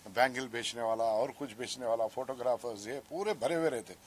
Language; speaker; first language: Hindi; non-native, local second language; Telugu